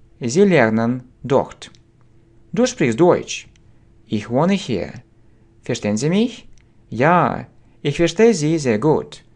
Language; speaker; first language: German; non-native, fluent; Russian